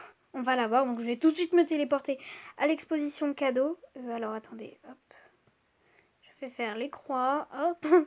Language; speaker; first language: French; native; French